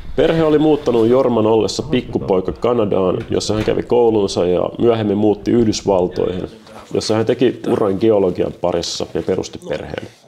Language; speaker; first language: Finnish; native; Finnish